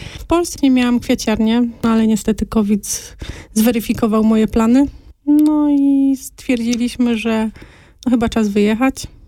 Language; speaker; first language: Polish; native; Polish